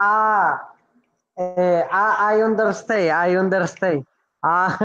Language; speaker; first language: English; non-native, learner; Spanish